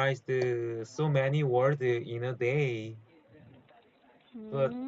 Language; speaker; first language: English; non-native, learner; Korean